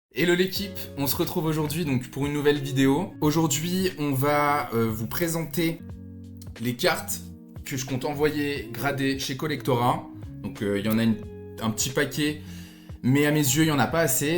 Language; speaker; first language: French; native; French